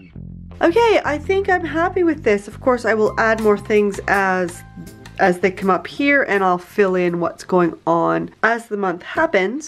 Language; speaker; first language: English; native; English